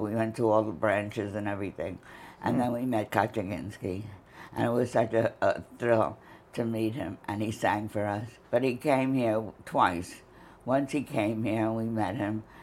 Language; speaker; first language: English; native; English